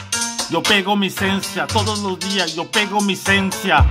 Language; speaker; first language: Spanish; non-native, learner; Papiamento